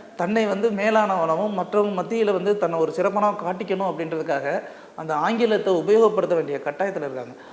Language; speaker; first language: Tamil; native; Tamil